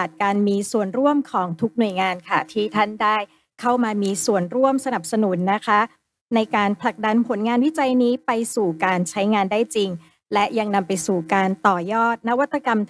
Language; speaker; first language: Thai; native; Thai